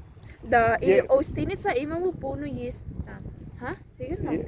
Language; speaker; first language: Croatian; non-native, learner; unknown